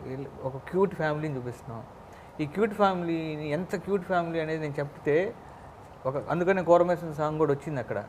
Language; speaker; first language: Telugu; native; Telugu